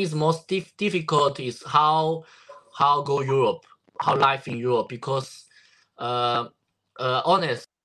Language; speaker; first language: English; non-native, learner; Chinese